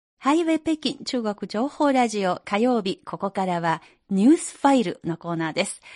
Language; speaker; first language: Japanese; non-native, fluent; Chinese